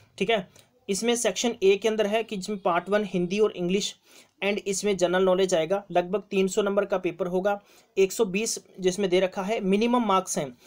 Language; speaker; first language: Hindi; non-native, local second language; Punjabi